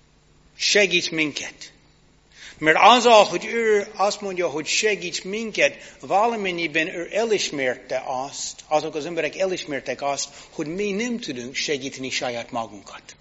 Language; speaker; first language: Hungarian; non-native, fluent; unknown